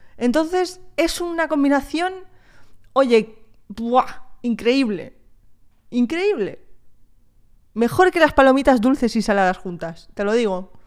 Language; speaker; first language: Spanish; early bilingual, other home language; French